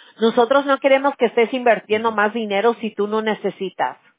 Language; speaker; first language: Spanish; early bilingual, heritage; Spanish